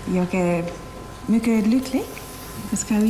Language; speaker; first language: Swedish; non-native, learner; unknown